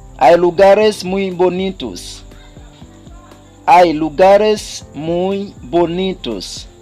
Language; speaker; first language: Spanish; non-native, fluent; Haitian Creole